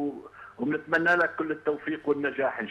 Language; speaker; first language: Arabic; native; Arabic